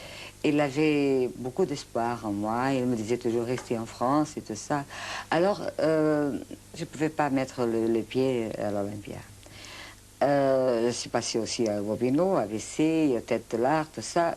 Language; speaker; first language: French; non-native, fluent; Portuguese